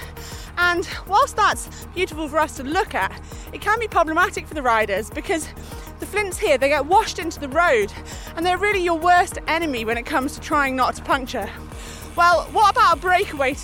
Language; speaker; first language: English; native; English